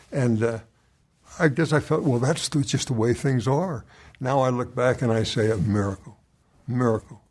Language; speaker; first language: English; native; English